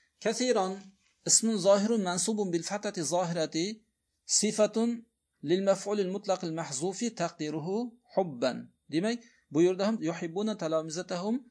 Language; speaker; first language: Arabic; non-native, fluent; Uzbek